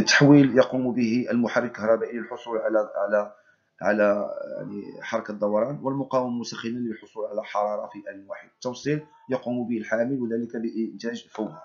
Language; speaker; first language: Arabic; native; Arabic